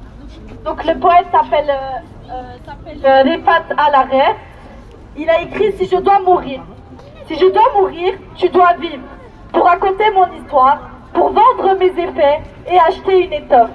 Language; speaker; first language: French; native; French